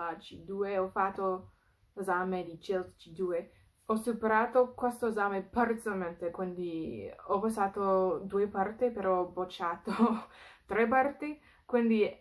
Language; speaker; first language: Italian; non-native, fluent; English